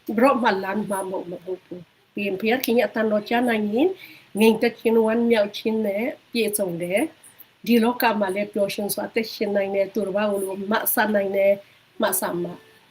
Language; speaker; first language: Burmese; non-native, local second language; Hakha Chin